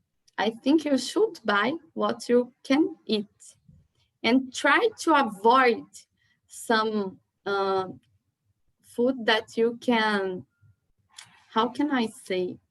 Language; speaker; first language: English; non-native, learner; Portuguese